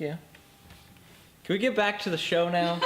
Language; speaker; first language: English; native; English